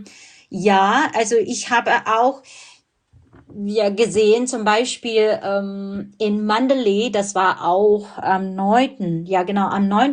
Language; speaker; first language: German; non-native, fluent; Burmese